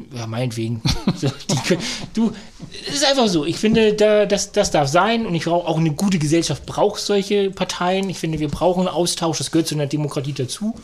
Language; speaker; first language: German; native; German